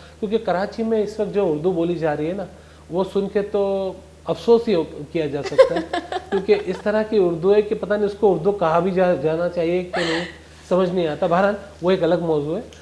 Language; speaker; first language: Urdu; non-native, local second language; Gujarati